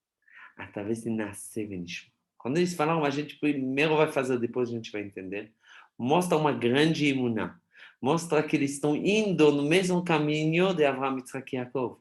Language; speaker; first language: Portuguese; non-native, fluent; Hebrew